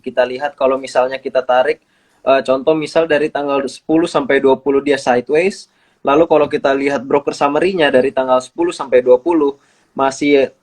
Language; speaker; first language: Indonesian; native; Indonesian